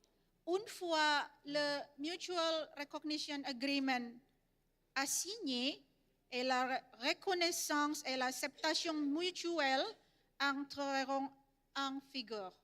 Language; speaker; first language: French; non-native, fluent; Indonesian